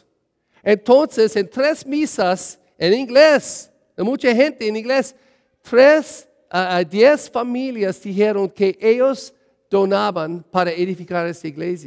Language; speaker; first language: Spanish; early bilingual, heritage; English